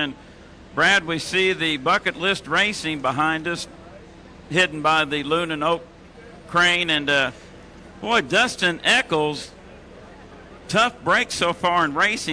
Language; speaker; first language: English; native; English